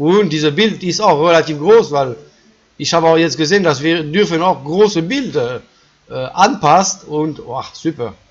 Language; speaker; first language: German; non-native, fluent; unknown